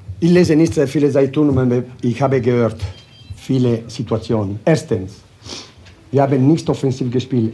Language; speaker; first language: German; non-native, learner; Italian